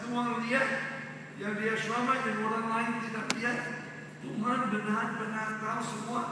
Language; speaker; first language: Indonesian; non-native, fluent; English